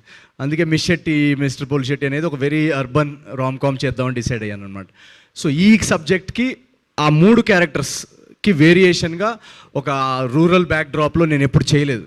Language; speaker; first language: Telugu; native; Telugu